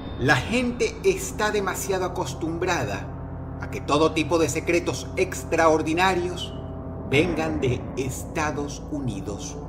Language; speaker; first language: Spanish; native; Spanish